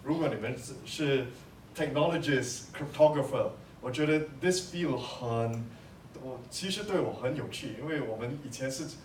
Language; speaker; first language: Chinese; non-native, local second language; English